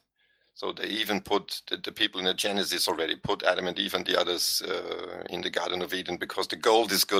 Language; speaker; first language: English; non-native, fluent; German